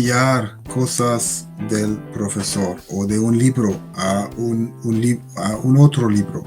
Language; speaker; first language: Spanish; non-native, learner; German